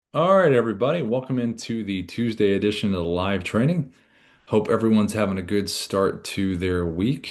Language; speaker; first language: English; native; English